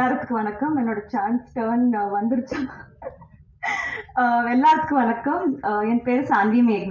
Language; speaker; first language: Tamil; non-native, learner; Telugu